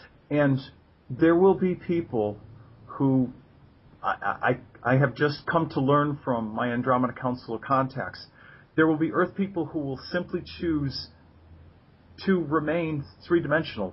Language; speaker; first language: English; native; English